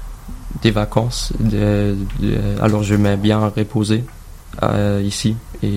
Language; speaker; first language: French; non-native, learner; German